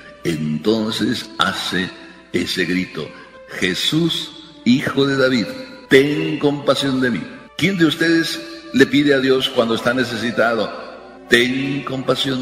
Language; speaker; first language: Spanish; native; Spanish